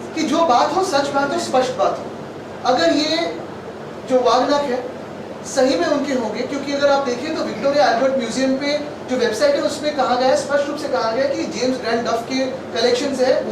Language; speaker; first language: Hindi; non-native, local second language; Marathi